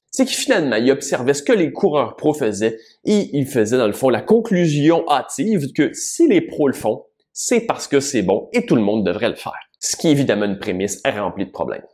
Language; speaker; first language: French; native; French